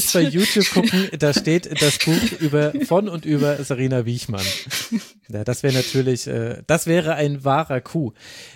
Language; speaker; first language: German; native; German